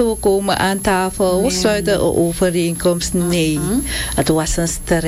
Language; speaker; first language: Dutch; non-native, local second language; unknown